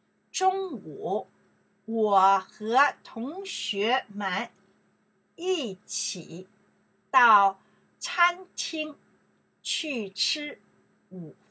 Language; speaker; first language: Chinese; non-native, learner; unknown